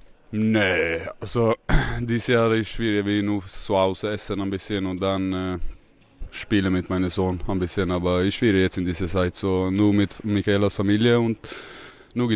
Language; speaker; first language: German; non-native, learner; Swedish